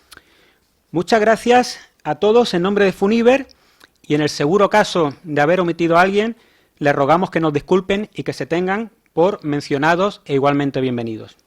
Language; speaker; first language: Spanish; native; Spanish